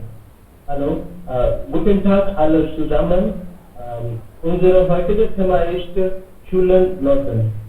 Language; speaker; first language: German; non-native, learner; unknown